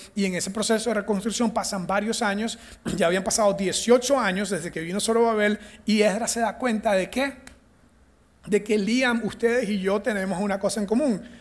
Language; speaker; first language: Spanish; native; Spanish